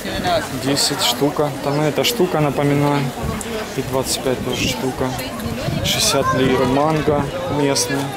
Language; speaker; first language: Russian; native; Russian